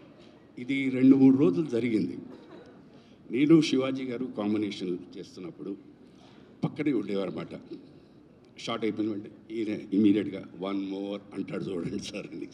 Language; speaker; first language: Telugu; native; Telugu